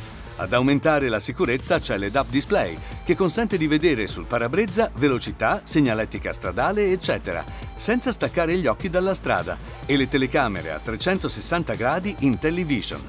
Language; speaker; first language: Italian; native; Italian